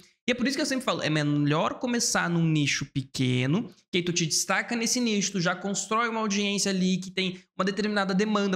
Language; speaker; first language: Portuguese; native; Portuguese